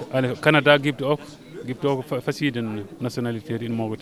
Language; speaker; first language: German; non-native, learner; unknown